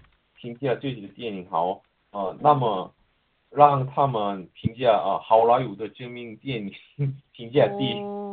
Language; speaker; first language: Chinese; non-native, learner; Korean